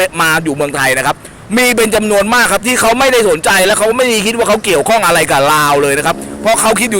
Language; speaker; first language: Thai; native; Thai